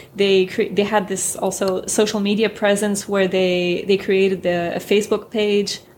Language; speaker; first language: English; early bilingual, other home language; French